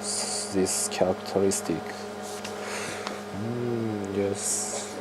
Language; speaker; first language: English; non-native, learner; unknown